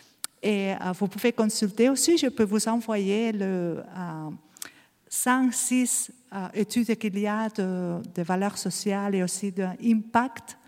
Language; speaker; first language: French; non-native, learner; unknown